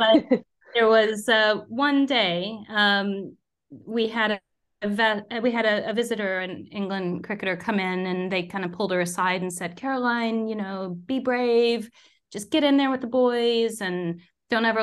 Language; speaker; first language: English; native; English